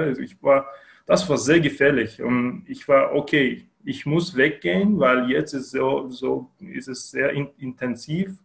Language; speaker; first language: German; non-native, learner; Kyrgyz